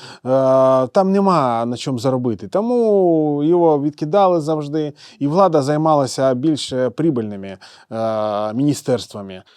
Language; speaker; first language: Ukrainian; non-native, local second language; Russian